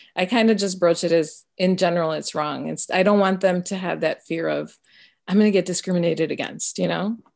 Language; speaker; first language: English; early bilingual, other home language; Spanish